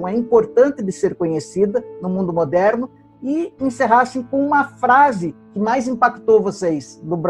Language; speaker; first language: Portuguese; native; Portuguese